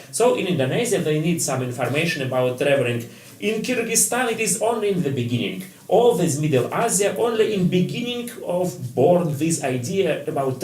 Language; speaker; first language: English; non-native, learner; Russian